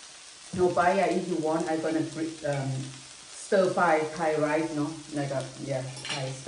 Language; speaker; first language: English; non-native, learner; Thai